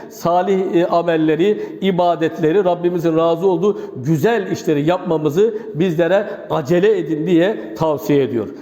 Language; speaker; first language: Turkish; native; Turkish